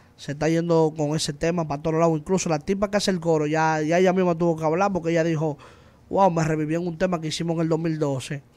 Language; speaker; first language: Spanish; native; Spanish